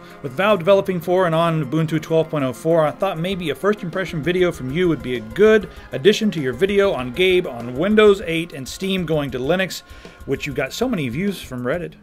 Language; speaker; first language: English; native; English